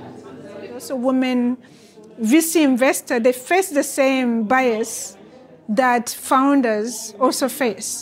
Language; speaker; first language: English; non-native, fluent; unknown